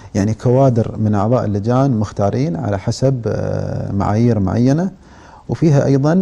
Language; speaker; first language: Arabic; native; Arabic